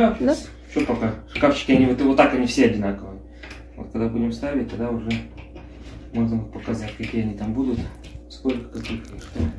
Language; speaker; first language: Russian; native; Russian